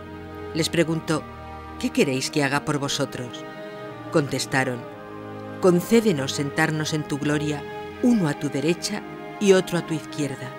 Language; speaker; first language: Spanish; native; Spanish